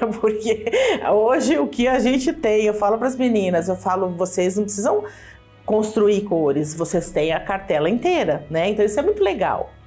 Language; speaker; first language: Portuguese; native; Portuguese